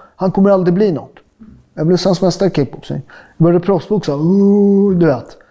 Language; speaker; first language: Swedish; native; Swedish